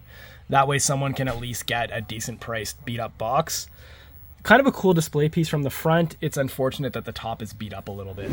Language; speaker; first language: English; native; English